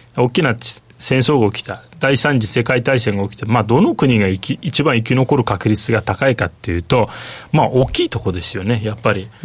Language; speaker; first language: Japanese; non-native, fluent; Turkish